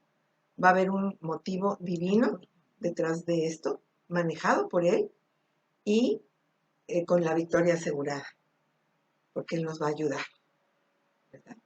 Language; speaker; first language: Spanish; native; Spanish